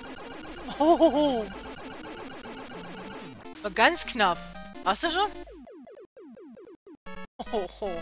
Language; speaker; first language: German; native; German